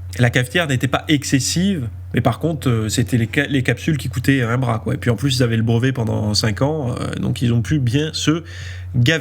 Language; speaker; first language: French; native; French